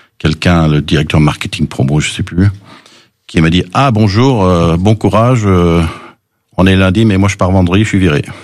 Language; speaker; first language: French; early bilingual, other home language; English